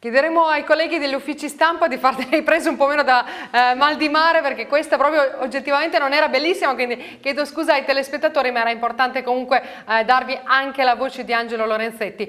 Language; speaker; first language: Italian; native; Italian